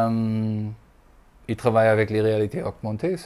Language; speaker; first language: French; non-native, fluent; German